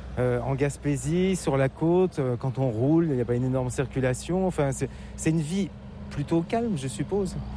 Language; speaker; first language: French; native; French